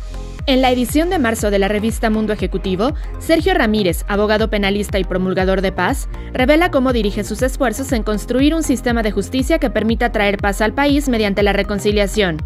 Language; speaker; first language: Spanish; native; Spanish